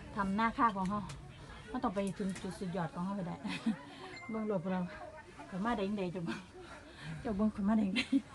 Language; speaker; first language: Thai; native; Thai